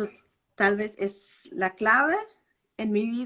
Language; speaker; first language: Spanish; non-native, fluent; Danish